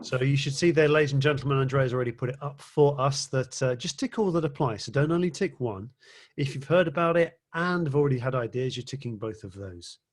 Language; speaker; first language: English; native; English